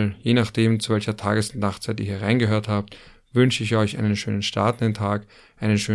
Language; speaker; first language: German; native; German